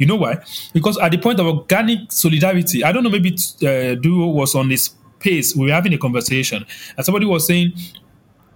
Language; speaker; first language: English; non-native, local second language; Yoruba